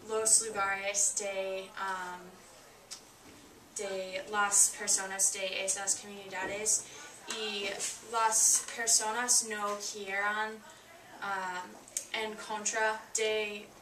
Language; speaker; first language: Spanish; non-native, learner; English